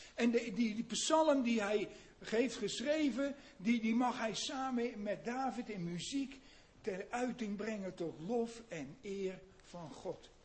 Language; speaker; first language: Dutch; native; Dutch